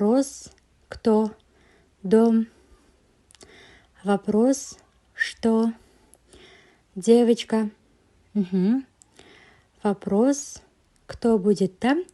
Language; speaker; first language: Russian; non-native, local second language; Kazakh